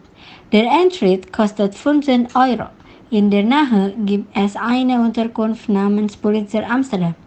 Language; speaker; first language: German; non-native, learner; Indonesian